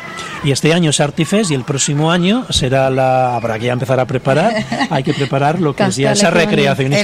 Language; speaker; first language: Spanish; native; Spanish